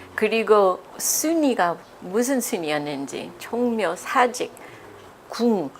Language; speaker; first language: Korean; non-native, fluent; English